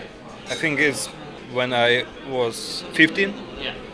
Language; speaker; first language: English; non-native, learner; Ukrainian